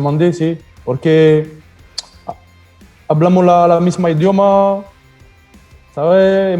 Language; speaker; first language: Spanish; non-native, learner; French